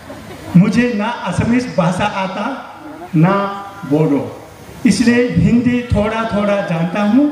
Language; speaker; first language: Hindi; non-native, learner; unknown